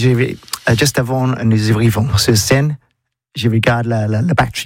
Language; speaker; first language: French; non-native, learner; English